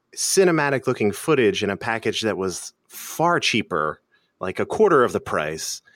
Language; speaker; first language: English; native; English